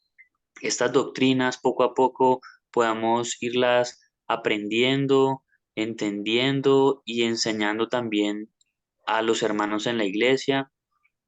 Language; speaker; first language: Spanish; native; Spanish